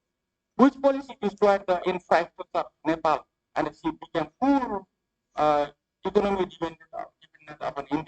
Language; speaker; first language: English; non-native, fluent; Nepali